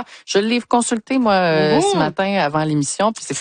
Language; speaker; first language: French; native; French